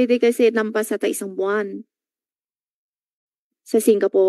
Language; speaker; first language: Filipino; non-native, learner; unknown